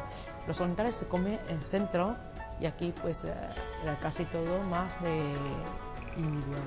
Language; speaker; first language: Spanish; non-native, learner; Chinese